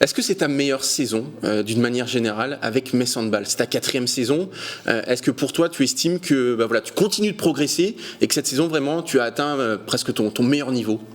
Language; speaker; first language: French; native; French